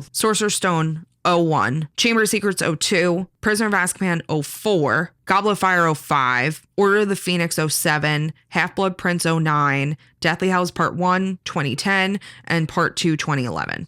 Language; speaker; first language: English; native; English